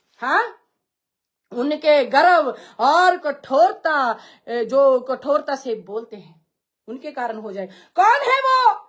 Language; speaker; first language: Hindi; non-native, local second language; Punjabi